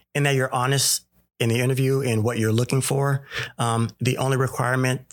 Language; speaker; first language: English; native; English